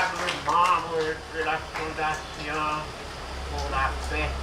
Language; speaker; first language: French; non-native, local second language; Haitian Creole